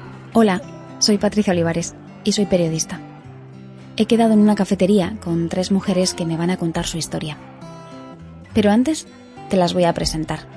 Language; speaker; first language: Spanish; native; Spanish